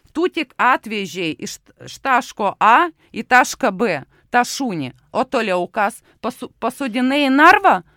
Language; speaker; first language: Lithuanian; non-native, local second language; Russian